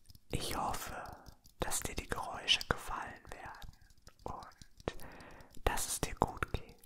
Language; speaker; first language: German; native; German